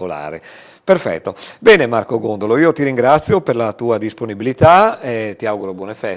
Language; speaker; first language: Italian; native; Italian